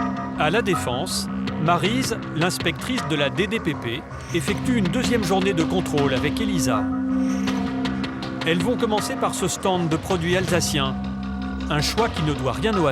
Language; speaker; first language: French; native; French